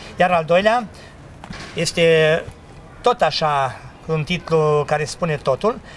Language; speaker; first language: Romanian; native; Romanian